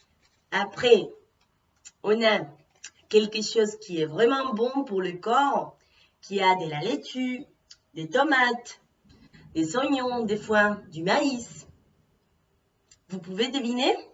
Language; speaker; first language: French; non-native, fluent; Spanish